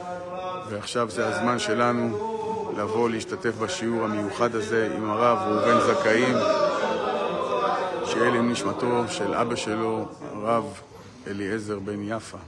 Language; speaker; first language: Hebrew; native; Hebrew